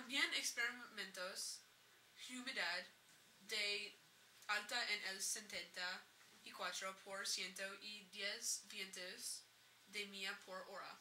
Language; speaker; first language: Spanish; non-native, learner; English